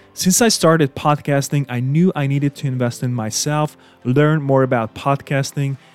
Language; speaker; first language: English; non-native, fluent; Hungarian